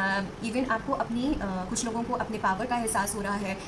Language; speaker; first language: Hindi; native; Hindi